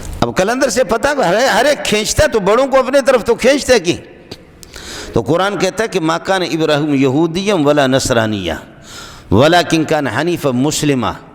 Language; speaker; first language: Urdu; non-native, local second language; Pashto